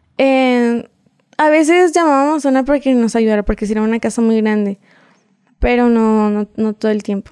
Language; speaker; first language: Spanish; native; Spanish